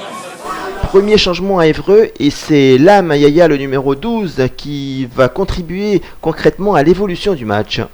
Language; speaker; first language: French; native; French